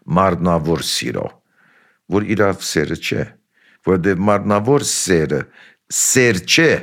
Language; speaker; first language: Armenian; early bilingual, heritage; Armenian